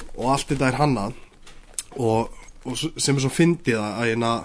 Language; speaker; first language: Icelandic; native; Icelandic